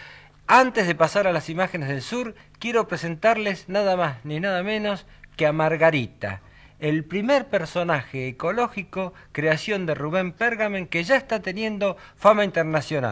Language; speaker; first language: Spanish; native; Spanish